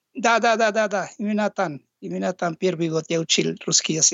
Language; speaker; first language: Russian; non-native, learner; Basque